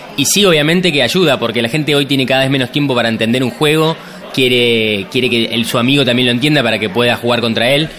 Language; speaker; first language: Spanish; native; Spanish